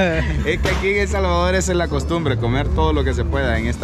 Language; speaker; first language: Spanish; native; Spanish